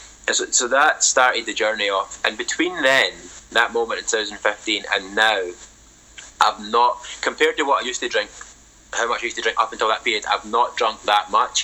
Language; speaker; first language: English; native; English